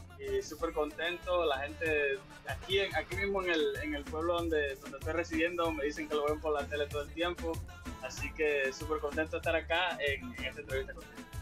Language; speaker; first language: Spanish; native; Spanish